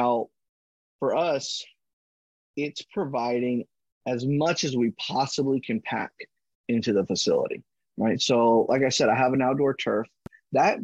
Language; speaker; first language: English; native; English